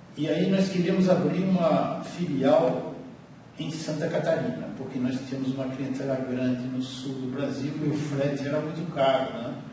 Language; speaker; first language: Portuguese; early bilingual, other home language; French